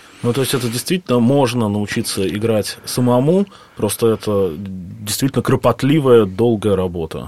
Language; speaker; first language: Russian; native; Russian